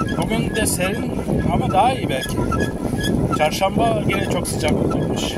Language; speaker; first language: Turkish; early bilingual, heritage; Turkish